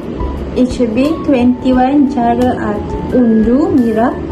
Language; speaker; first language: German; non-native, learner; Malay